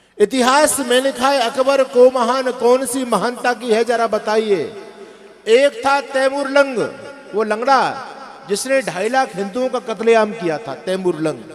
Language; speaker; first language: Hindi; native; Hindi